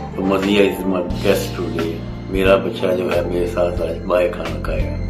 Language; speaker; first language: Urdu; non-native, local second language; Punjabi